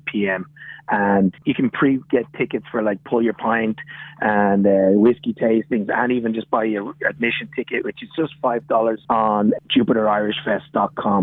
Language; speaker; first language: English; native; English